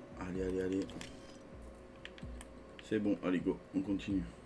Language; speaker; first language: French; native; French